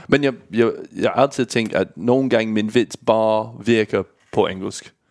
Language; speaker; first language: Danish; non-native, learner; English